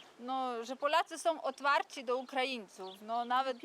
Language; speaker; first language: Polish; early bilingual, heritage; Polish